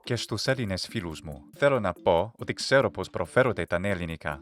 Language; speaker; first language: Greek; non-native, fluent; English